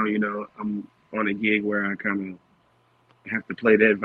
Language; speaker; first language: English; native; English